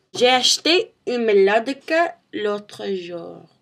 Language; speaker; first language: French; non-native, learner; English